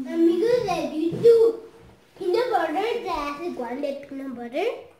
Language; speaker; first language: Spanish; early bilingual, heritage; Spanish